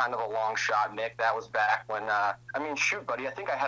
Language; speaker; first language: English; native; English